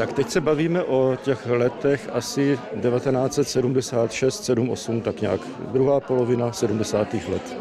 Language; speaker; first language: Czech; early bilingual, other home language; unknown